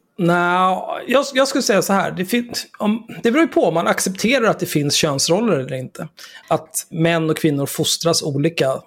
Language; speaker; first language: Swedish; native; Swedish